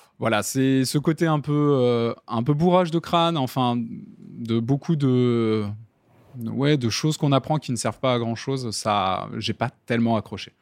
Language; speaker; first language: French; native; French